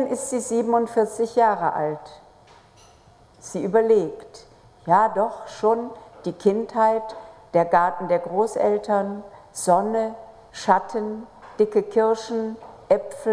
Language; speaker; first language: German; native; German